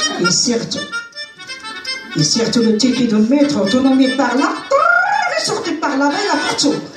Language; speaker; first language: French; non-native, learner; Arabic